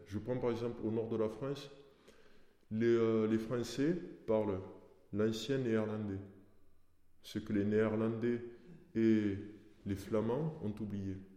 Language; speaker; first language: French; early bilingual, other home language; Portuguese